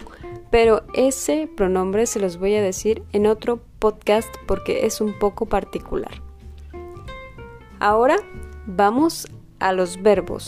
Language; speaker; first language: Spanish; non-native, fluent; French